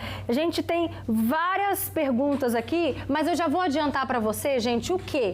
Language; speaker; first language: Portuguese; native; Portuguese